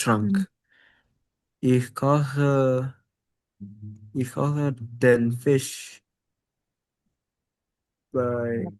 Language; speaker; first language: German; non-native, learner; Indonesian